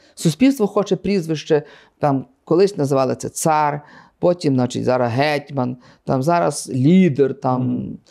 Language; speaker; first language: Ukrainian; native; Ukrainian